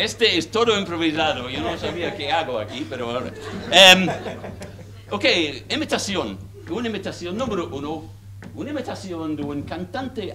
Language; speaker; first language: Spanish; non-native, learner; English